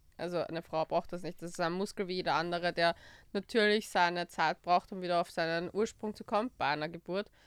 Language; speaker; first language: German; early bilingual, other home language; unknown